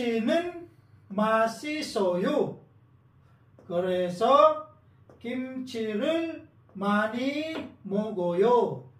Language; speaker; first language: Korean; non-native, fluent; Filipino